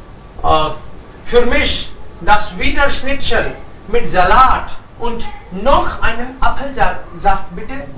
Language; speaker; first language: German; non-native, fluent; Hindi